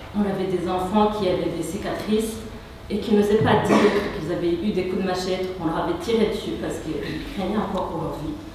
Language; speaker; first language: French; non-native, local second language; Kinyarwanda